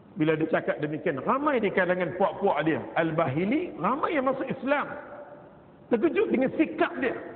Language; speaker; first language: Malay; native; Malay